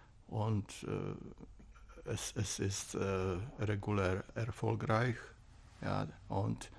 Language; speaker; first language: German; non-native, fluent; Czech